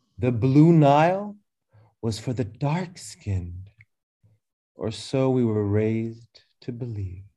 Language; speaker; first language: English; early bilingual, other home language; Arabic